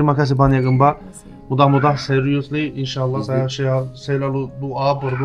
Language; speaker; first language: Indonesian; non-native, learner; Turkish